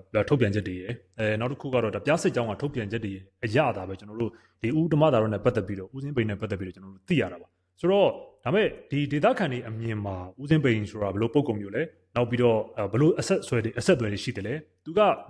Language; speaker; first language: Burmese; native; Burmese